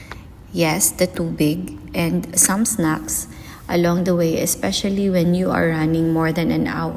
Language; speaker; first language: English; non-native, local second language; Filipino